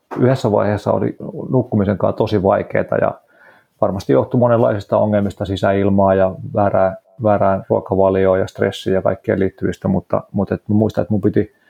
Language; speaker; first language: Finnish; native; Finnish